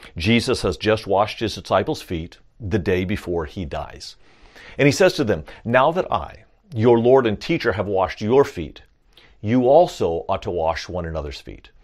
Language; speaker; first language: English; native; English